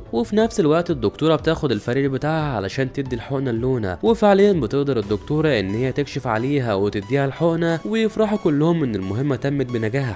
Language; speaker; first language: Arabic; native; Arabic